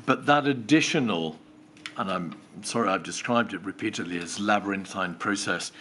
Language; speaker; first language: English; native; English